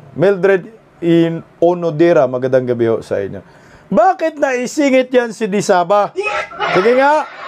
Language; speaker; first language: Filipino; non-native, local second language; Cebuano